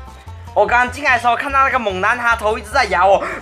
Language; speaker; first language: Chinese; native; Chinese